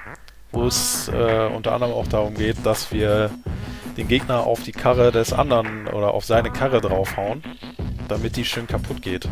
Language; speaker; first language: German; native; German